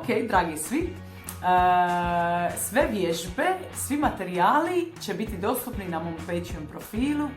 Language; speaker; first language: Croatian; native; Croatian